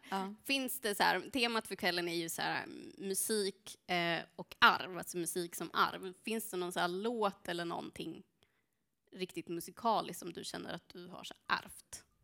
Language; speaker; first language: Swedish; early bilingual, other home language; Spanish